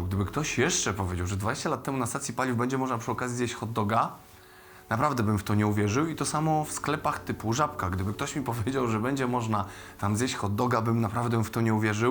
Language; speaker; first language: Polish; native; Polish